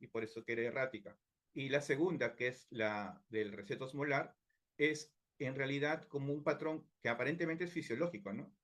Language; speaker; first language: Spanish; native; Spanish